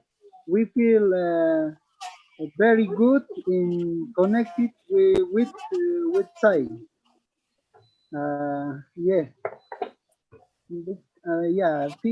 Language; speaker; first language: English; non-native, learner; Spanish